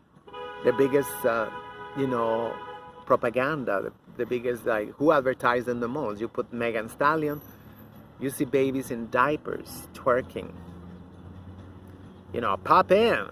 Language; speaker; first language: English; non-native, fluent; Spanish